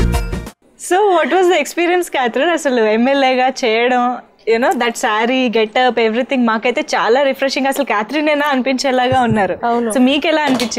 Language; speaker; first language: Telugu; native; Telugu